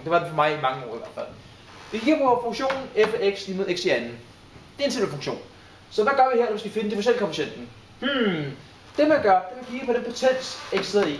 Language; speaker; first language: Danish; native; Danish